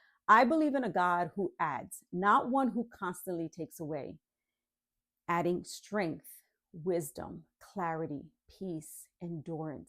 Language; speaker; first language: English; native; English